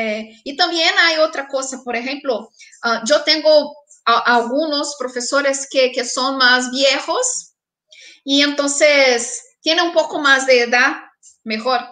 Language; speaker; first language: Spanish; non-native, fluent; Portuguese